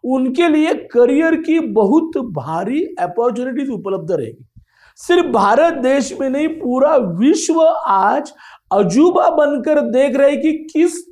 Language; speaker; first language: Hindi; non-native, local second language; Marathi